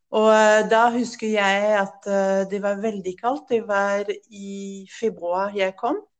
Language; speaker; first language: Norwegian; non-native, fluent; French